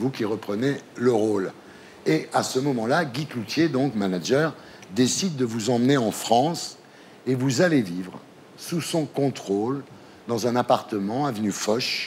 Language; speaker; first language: French; native; French